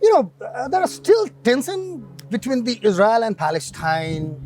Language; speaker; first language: English; non-native, local second language; Nepali